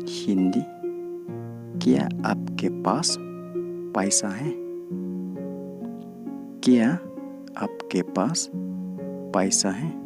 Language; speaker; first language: Hindi; non-native, local second language; Khasi